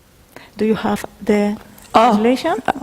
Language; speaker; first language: English; non-native, learner; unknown